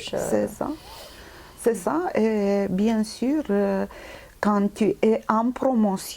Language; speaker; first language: French; non-native, fluent; Romanian